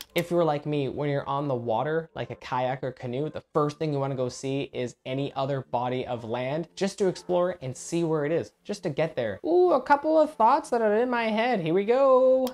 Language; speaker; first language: English; native; English